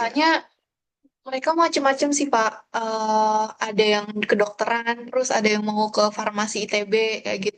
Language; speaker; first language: Indonesian; native; Indonesian